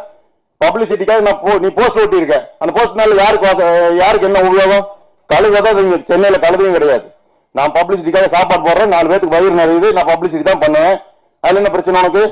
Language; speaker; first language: Tamil; native; Tamil